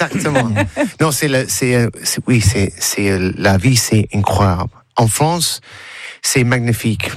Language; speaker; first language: French; non-native, learner; English